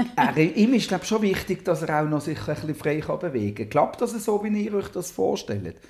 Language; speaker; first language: German; native; German